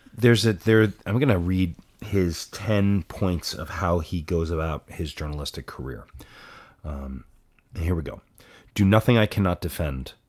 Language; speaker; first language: English; native; English